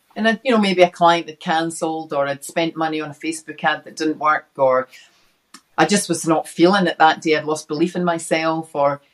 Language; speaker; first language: English; native; English